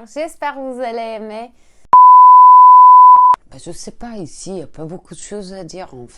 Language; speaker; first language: French; non-native, learner; Turkish